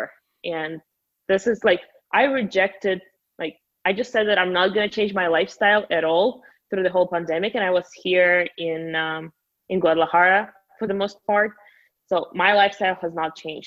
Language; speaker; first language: English; non-native, fluent; Russian